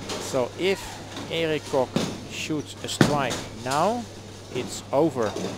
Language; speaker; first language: English; non-native, fluent; Dutch